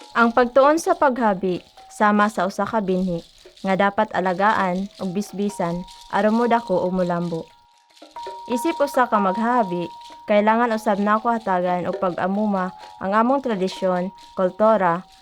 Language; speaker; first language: Cebuano; non-native, local second language; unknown